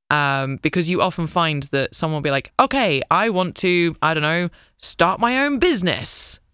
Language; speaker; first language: English; native; English